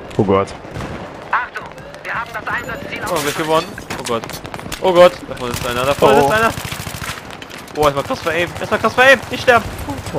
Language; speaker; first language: German; native; German